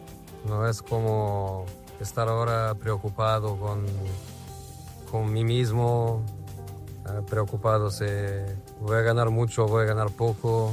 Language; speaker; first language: Spanish; non-native, fluent; Portuguese